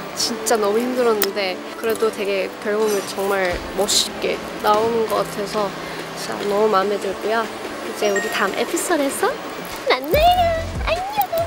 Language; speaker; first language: Korean; non-native, fluent; Thai